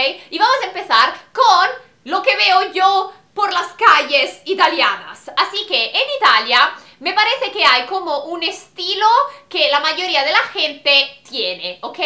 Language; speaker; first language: Spanish; non-native, fluent; Italian